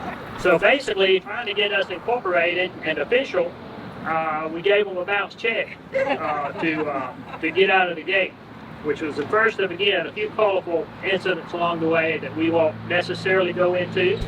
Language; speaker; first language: English; native; English